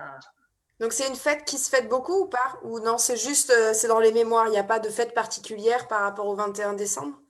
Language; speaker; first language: French; native; French